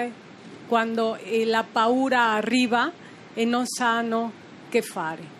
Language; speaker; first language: Italian; non-native, learner; Spanish